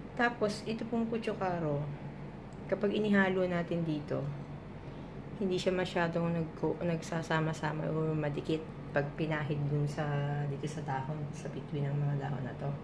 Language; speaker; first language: Filipino; native; Filipino